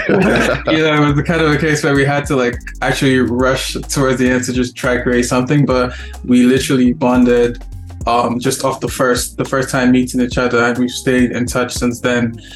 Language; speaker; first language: English; non-native, local second language; Yoruba